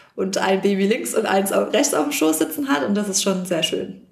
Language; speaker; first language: German; native; German